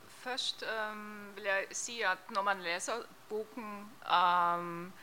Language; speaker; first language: Norwegian; non-native, fluent; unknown